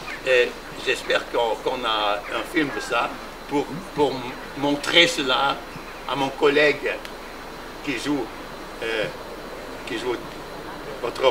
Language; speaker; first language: French; non-native, learner; German